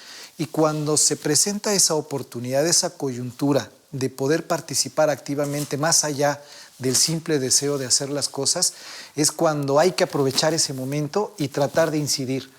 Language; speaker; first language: Spanish; native; Spanish